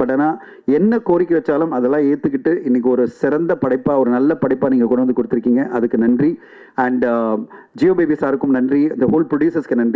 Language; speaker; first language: Tamil; native; Tamil